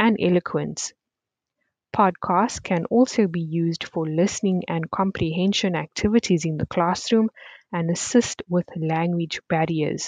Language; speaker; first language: English; native; English